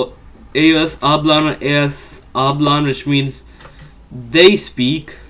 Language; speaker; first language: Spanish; non-native, learner; English